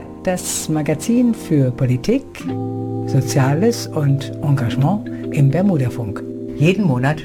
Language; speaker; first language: German; native; German